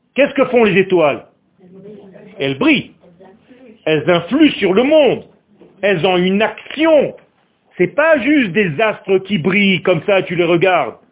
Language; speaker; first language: French; non-native, fluent; Hebrew